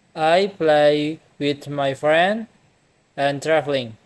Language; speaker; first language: English; non-native, learner; Indonesian